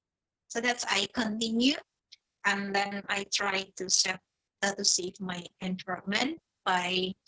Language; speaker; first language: English; non-native, fluent; Indonesian